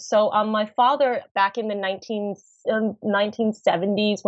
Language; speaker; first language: English; native; English